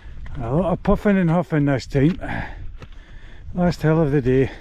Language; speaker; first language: English; native; English